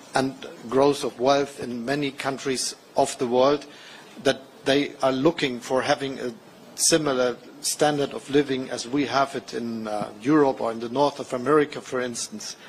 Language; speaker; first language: English; non-native, fluent; German